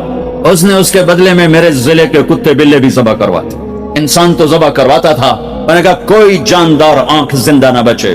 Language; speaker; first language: Hindi; non-native, local second language; Punjabi